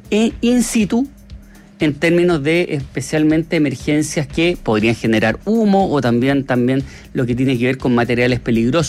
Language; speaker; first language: Spanish; native; Spanish